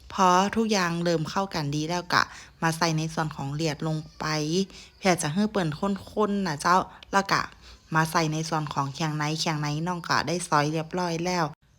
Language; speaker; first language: Thai; native; Thai